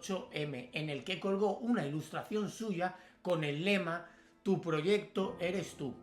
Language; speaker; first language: Spanish; native; Spanish